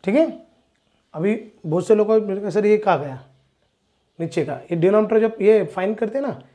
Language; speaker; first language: Hindi; non-native, local second language; Marathi